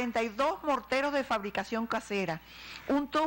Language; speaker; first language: Spanish; native; Spanish